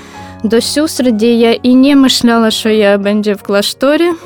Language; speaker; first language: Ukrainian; non-native, local second language; Russian